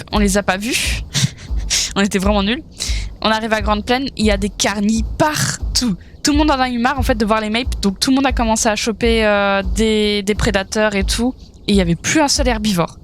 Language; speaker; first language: French; native; French